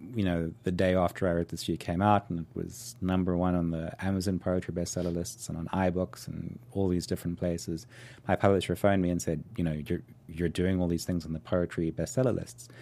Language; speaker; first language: English; native; English